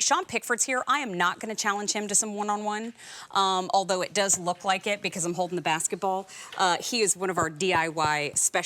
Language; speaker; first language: English; native; English